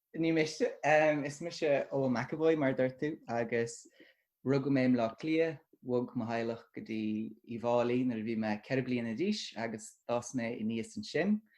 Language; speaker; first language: Irish; non-native, local second language; English